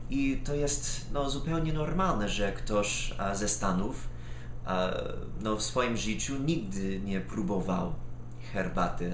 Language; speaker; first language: Polish; non-native, fluent; English